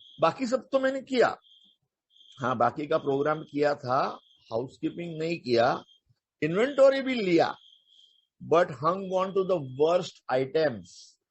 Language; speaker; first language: Hindi; non-native, local second language; Marathi